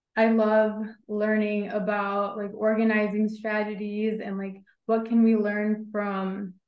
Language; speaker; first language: English; native; English